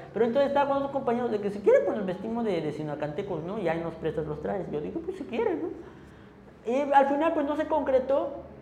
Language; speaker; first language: Spanish; non-native, local second language; Tzotzil